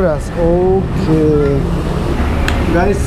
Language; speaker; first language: Indonesian; non-native, learner; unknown